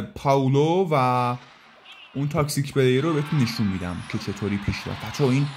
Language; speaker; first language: Persian; native; Persian